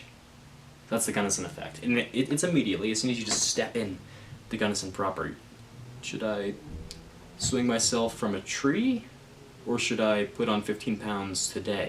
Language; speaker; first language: English; native; English